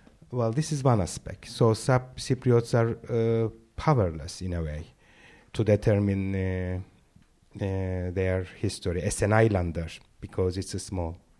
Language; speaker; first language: English; non-native, fluent; Turkish